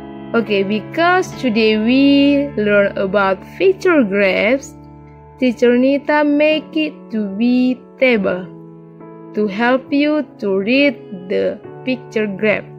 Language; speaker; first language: English; non-native, learner; Indonesian